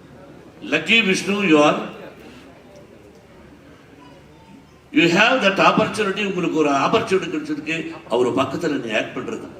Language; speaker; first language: Tamil; non-native, learner; Telugu